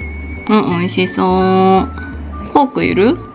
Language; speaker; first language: Japanese; native; Japanese